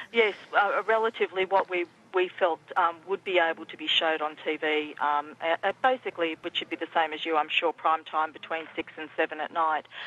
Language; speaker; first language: English; native; English